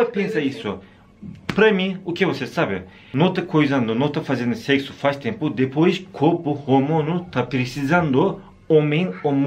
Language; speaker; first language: Portuguese; non-native, learner; Turkish